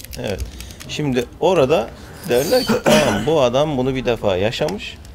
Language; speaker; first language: Turkish; native; Turkish